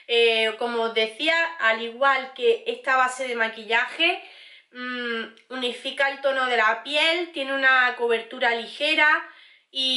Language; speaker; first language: Spanish; native; Spanish